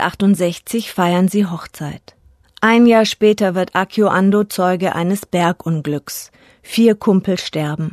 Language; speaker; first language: German; native; German